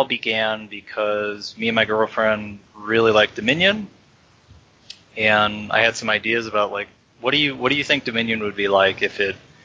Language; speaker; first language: English; native; English